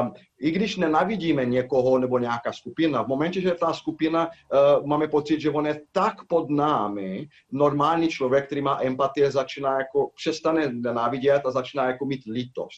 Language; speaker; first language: Czech; non-native, fluent; Portuguese